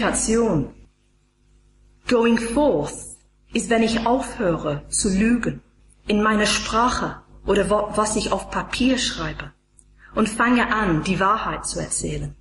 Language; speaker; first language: German; non-native, fluent; English